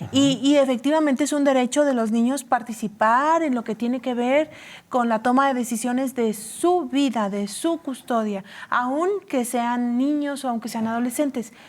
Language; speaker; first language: Spanish; native; Spanish